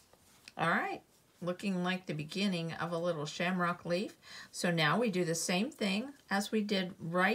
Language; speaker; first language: English; native; English